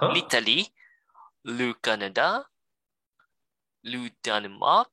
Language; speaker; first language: French; non-native, learner; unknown